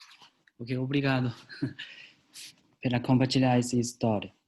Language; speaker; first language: Portuguese; non-native, learner; Chinese